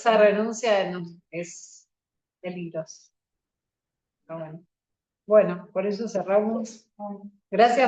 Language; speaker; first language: Spanish; native; Spanish